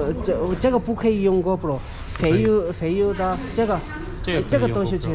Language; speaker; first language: Chinese; non-native, learner; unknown